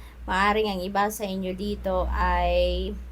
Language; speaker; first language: Filipino; native; Filipino